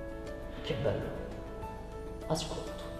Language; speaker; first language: Italian; native; Italian